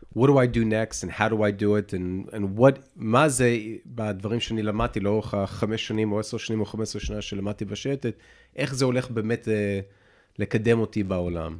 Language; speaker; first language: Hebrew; native; Hebrew